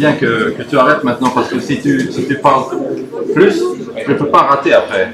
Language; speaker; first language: French; non-native, fluent; Swedish